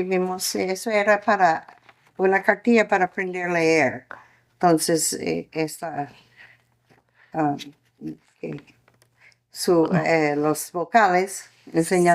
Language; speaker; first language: Spanish; non-native, fluent; English